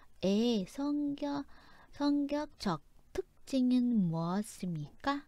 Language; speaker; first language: Korean; non-native, fluent; Vietnamese